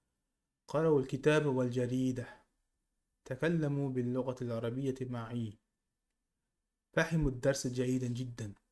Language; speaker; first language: Arabic; non-native, fluent; Kazakh